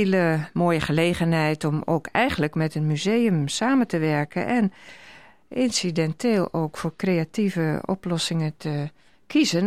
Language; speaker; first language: Dutch; native; Dutch